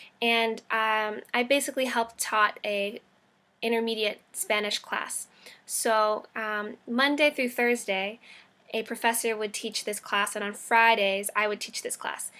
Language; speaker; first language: English; native; English